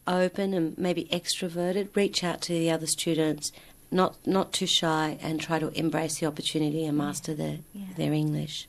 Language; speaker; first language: English; native; English